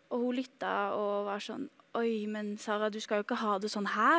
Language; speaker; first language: Norwegian; native; Norwegian